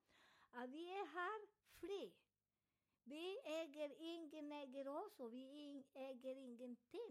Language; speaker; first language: Swedish; non-native, fluent; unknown